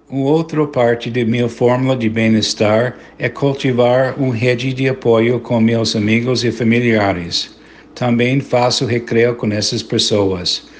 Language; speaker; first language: Portuguese; non-native, fluent; English